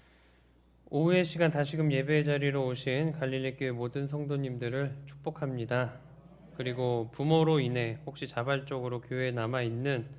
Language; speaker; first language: Korean; native; Korean